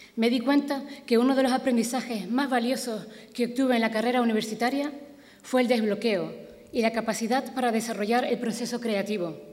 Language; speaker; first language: Spanish; native; Spanish